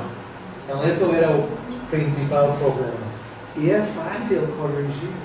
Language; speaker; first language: Portuguese; non-native, fluent; English